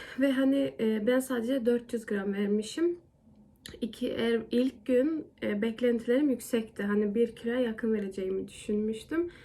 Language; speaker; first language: Turkish; early bilingual, heritage; Turkish